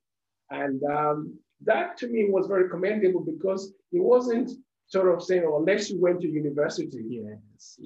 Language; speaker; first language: English; non-native, local second language; Yoruba